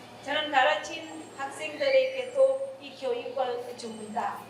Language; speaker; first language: Korean; non-native, learner; Hindi